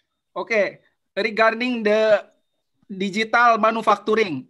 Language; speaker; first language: English; non-native, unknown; Indonesian